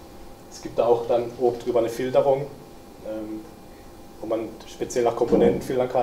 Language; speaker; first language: German; native; German